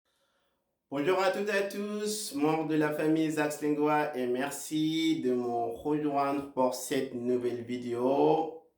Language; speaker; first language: French; non-native, fluent; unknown